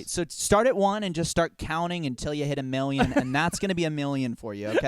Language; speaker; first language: English; native; English